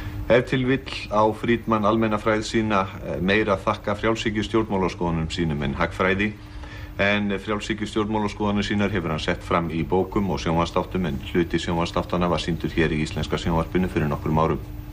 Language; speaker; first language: Icelandic; native; Icelandic